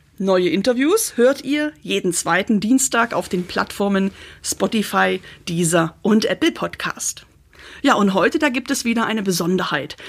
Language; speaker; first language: German; native; German